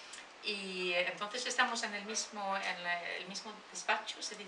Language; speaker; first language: Spanish; non-native, fluent; Swedish